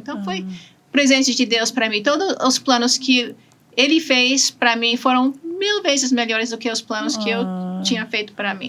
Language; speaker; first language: Portuguese; non-native, fluent; English